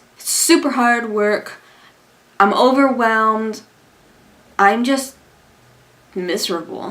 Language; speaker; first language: English; native; English